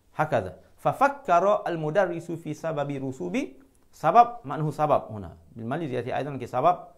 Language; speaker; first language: Arabic; non-native, fluent; Malay